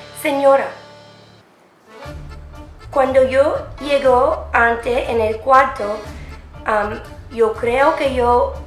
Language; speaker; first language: Spanish; early bilingual, heritage; English